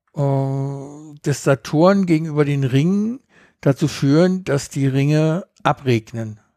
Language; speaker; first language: German; early bilingual, heritage; Spanish